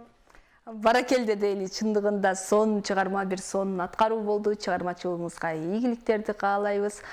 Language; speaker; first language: Kyrgyz; native; Kyrgyz